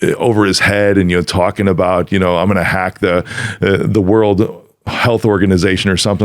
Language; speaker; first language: English; native; English